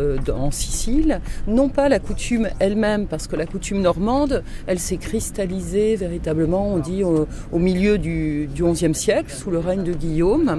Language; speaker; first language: French; native; French